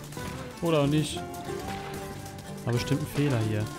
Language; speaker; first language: German; native; German